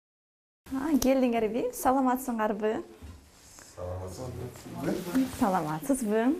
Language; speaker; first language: Kyrgyz; non-native, fluent; Russian